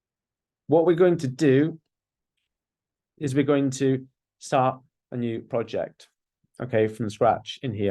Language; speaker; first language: English; native; English